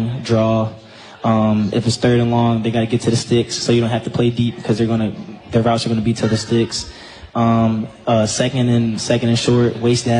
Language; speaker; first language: English; native; English